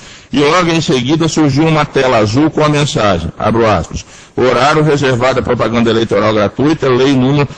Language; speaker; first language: Portuguese; native; Portuguese